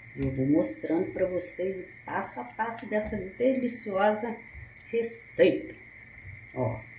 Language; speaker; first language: Portuguese; native; Portuguese